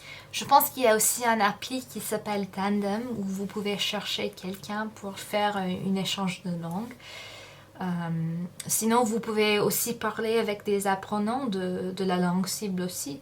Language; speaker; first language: French; non-native, fluent; English